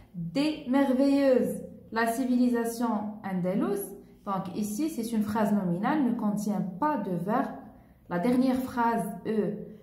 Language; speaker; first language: French; non-native, local second language; Arabic